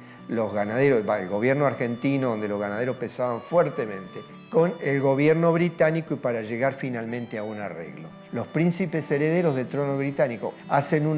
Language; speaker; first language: Spanish; native; Spanish